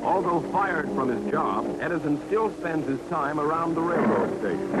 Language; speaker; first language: English; native; English